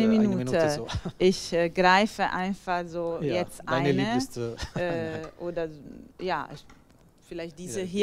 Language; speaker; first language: German; non-native, fluent; Italian